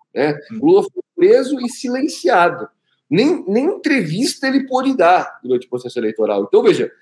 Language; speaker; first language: Portuguese; native; Portuguese